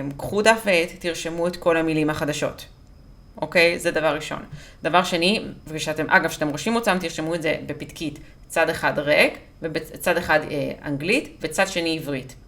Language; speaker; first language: Hebrew; native; Hebrew